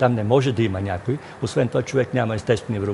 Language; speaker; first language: Bulgarian; native; Bulgarian